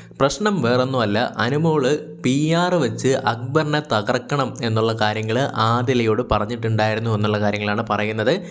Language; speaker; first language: Malayalam; native; Malayalam